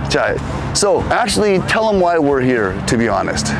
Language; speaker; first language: English; early bilingual, other home language; Korean